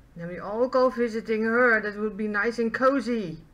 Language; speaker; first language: English; non-native, fluent; Dutch